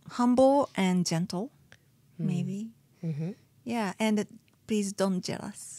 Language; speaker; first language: English; non-native, fluent; Japanese